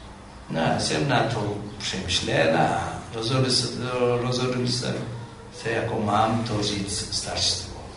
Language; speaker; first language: Czech; non-native, fluent; Amharic